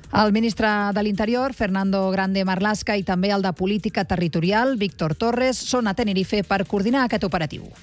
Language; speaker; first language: Catalan; native; Catalan